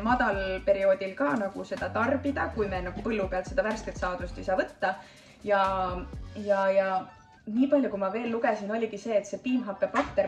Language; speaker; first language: Estonian; native; Estonian